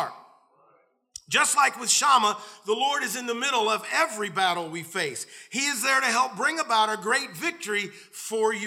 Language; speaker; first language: English; native; English